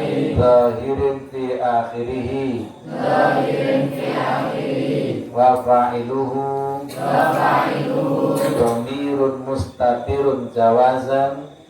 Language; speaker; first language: Arabic; non-native, fluent; Javanese